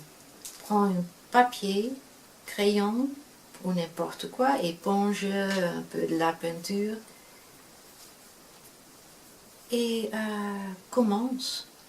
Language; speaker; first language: French; non-native, fluent; Dutch